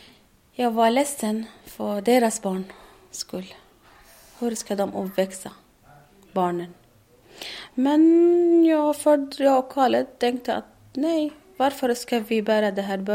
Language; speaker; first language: Swedish; non-native, learner; Arabic